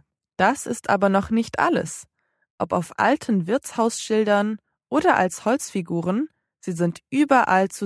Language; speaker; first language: German; native; German